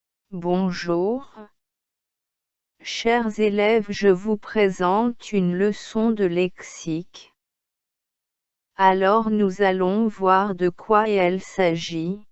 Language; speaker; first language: French; non-native, local second language; Arabic